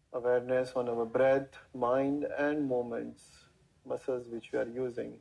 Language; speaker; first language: English; non-native, local second language; Gujarati